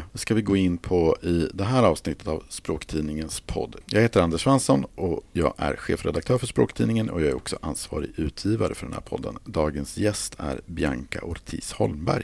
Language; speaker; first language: Swedish; native; Swedish